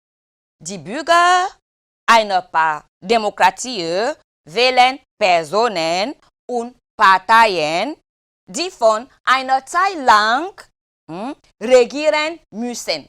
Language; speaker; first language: German; non-native, fluent; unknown